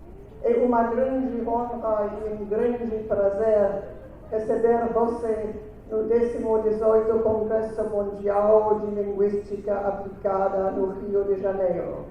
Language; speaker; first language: Portuguese; non-native, fluent; French